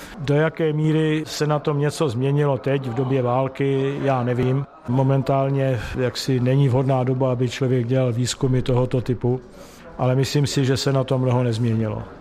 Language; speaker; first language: Czech; native; Czech